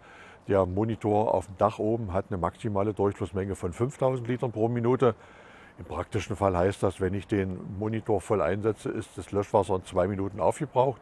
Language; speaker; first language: German; native; German